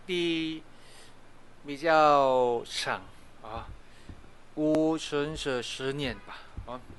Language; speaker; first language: Chinese; non-native, fluent; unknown